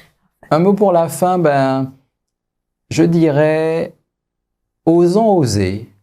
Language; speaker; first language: French; native; French